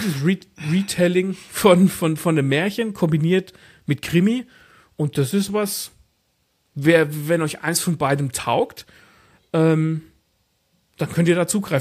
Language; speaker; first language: German; native; German